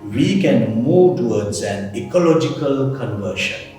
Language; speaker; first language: English; non-native, local second language; Sinhala